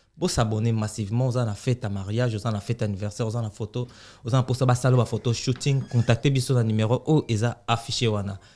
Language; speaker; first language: French; non-native, local second language; Lingala